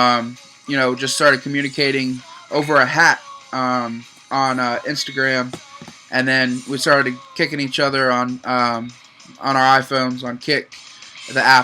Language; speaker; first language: English; native; English